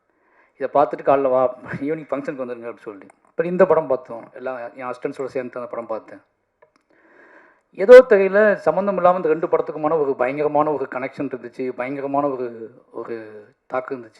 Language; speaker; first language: Tamil; native; Tamil